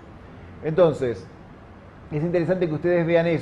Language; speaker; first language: Spanish; native; Spanish